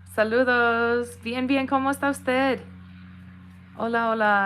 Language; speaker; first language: Spanish; non-native, learner; English